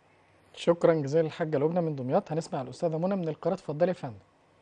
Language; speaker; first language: Arabic; native; Arabic